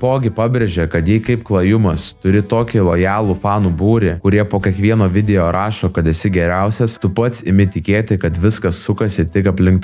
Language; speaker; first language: Lithuanian; native; Lithuanian